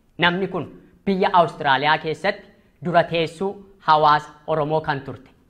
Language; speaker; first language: Oromo; native; Oromo